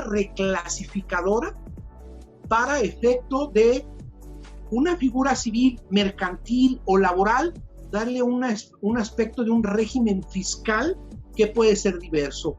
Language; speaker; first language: Spanish; native; Spanish